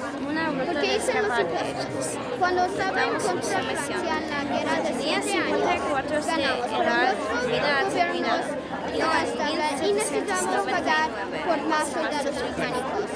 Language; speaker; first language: Spanish; non-native, learner; English